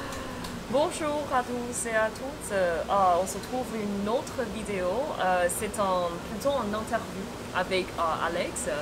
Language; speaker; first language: French; non-native, fluent; Chinese